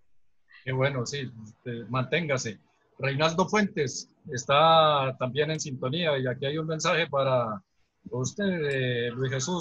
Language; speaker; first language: Spanish; native; Spanish